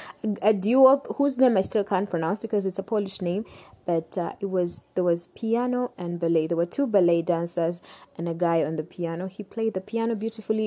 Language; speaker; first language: English; non-native, local second language; Ganda